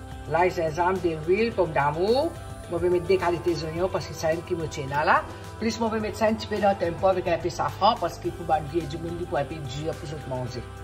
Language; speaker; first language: French; non-native, local second language; Morisyen